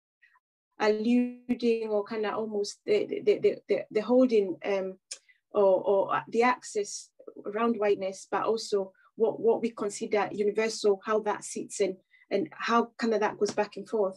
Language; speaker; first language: English; non-native, local second language; Kikuyu